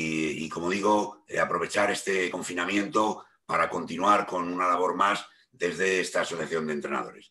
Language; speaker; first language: Spanish; native; Spanish